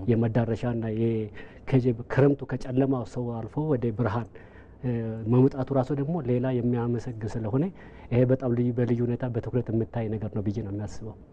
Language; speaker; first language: Amharic; non-native, local second language; Oromo